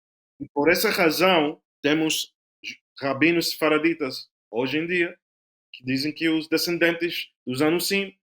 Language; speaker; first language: Portuguese; non-native, fluent; Spanish